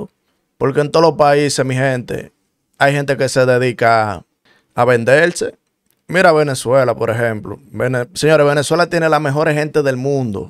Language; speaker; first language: Spanish; native; Spanish